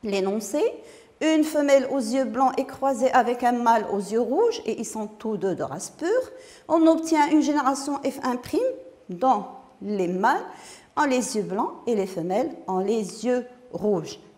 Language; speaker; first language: French; non-native, local second language; Arabic